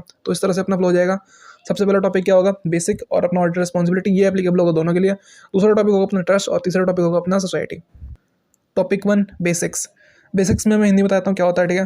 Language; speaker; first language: Hindi; native; Hindi